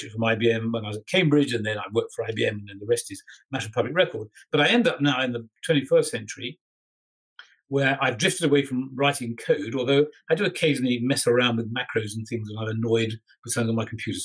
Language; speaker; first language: English; native; English